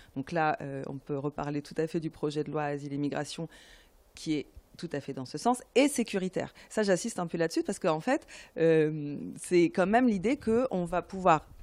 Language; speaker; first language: French; native; French